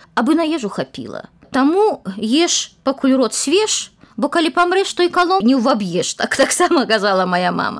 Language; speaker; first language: Belarusian; native; Belarusian